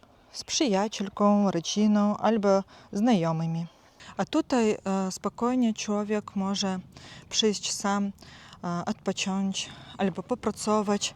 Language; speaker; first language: Polish; non-native, fluent; Ukrainian